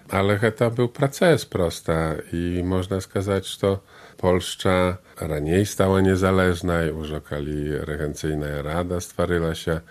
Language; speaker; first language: Belarusian; non-native, local second language; Polish